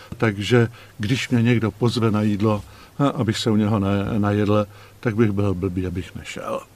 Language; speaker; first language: Czech; native; Czech